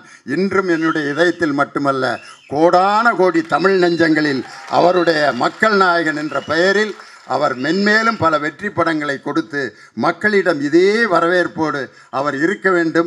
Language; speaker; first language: Tamil; native; Tamil